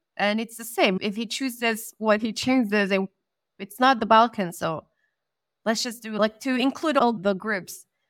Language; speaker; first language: English; non-native, fluent; Spanish